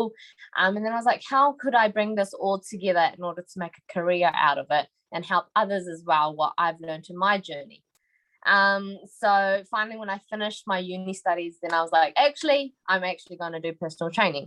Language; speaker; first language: English; native; English